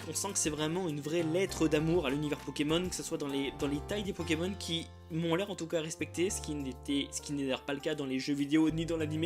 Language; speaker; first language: French; native; French